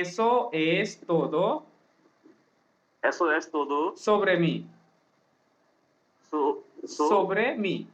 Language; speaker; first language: Spanish; non-native, learner; Hindi